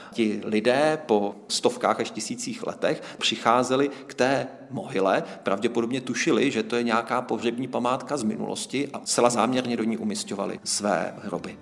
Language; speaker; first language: Czech; native; Czech